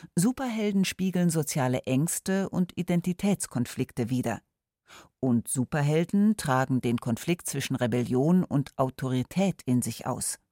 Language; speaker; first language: German; native; German